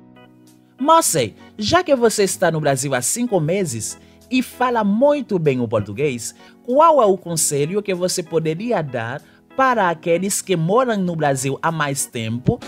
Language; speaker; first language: Portuguese; non-native, local second language; Haitian Creole